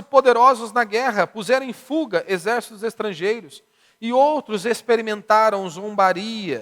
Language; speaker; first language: Portuguese; native; Portuguese